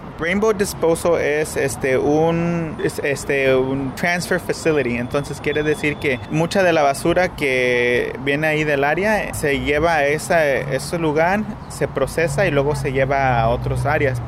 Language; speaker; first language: Spanish; early bilingual, heritage; Spanish